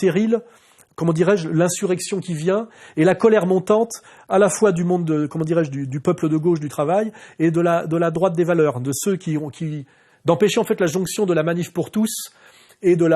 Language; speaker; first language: French; native; French